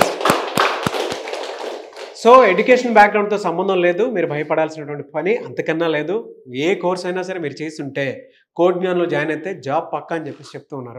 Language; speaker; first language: Telugu; native; Telugu